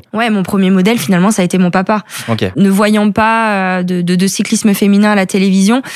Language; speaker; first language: French; native; French